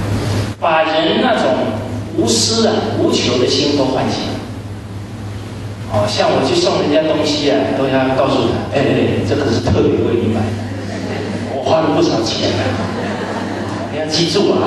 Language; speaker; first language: Chinese; native; Chinese